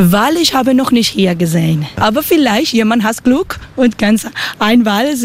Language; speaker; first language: German; non-native, learner; Spanish